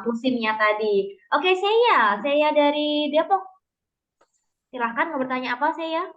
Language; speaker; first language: Indonesian; native; Indonesian